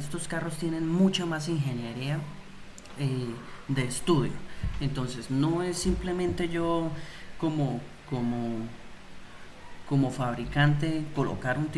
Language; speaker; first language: Spanish; native; Spanish